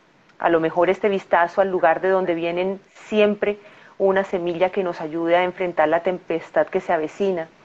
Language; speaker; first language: Spanish; native; Spanish